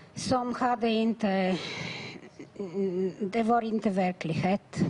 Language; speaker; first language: Swedish; non-native, fluent; Bulgarian